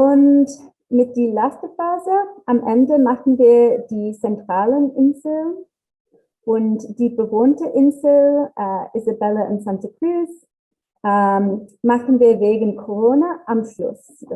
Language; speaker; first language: German; non-native, learner; English